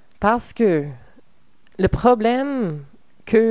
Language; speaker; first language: French; non-native, learner; English